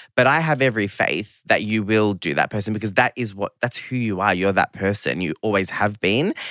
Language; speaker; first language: English; non-native, local second language; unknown